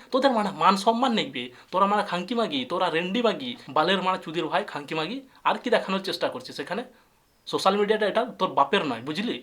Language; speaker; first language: Bangla; non-native, local second language; Santali